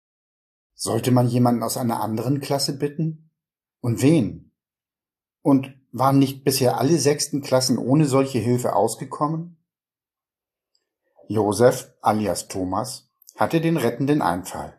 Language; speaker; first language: German; native; German